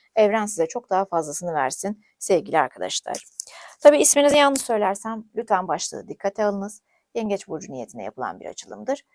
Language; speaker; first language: Turkish; native; Turkish